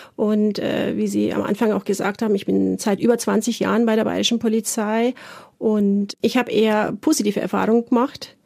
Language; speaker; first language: German; early bilingual, other home language; Turkish